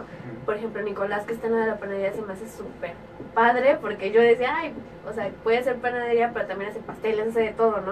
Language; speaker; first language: Spanish; native; Spanish